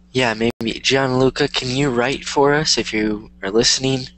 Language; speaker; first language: English; native; English